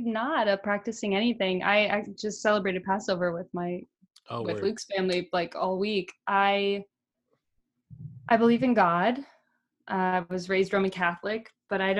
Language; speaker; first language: English; early bilingual, other home language; Portuguese